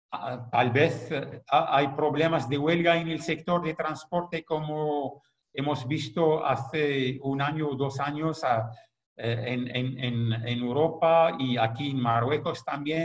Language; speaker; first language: Spanish; non-native, fluent; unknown